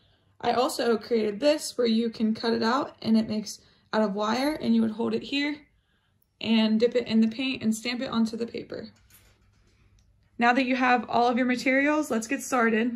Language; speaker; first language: English; native; English